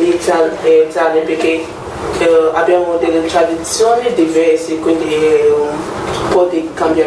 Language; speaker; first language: Italian; non-native, learner; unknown